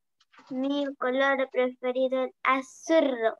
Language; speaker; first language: Italian; non-native, learner; Spanish